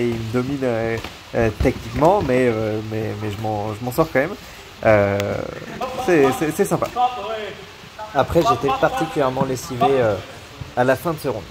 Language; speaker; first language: French; native; French